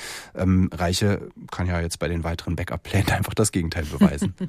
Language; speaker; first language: German; native; German